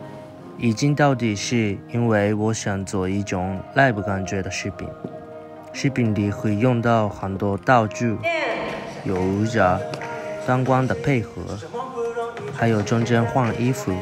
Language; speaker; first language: Chinese; non-native, fluent; Japanese